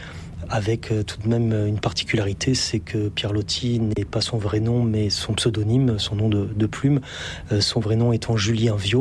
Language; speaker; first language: French; native; French